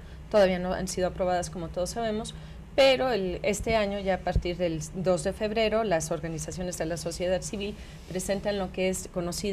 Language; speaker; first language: Spanish; native; Spanish